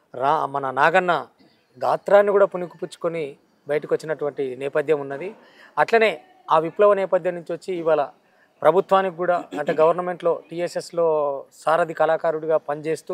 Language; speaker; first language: Telugu; native; Telugu